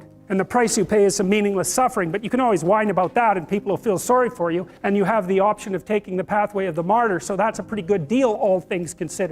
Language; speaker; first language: English; native; English